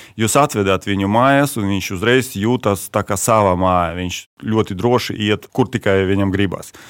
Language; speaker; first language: Latvian; non-native, local second language; Russian